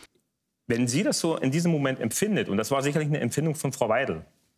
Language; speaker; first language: German; native; German